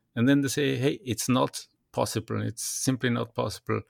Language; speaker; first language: English; non-native, fluent; German